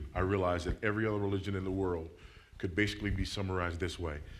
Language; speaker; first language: English; native; English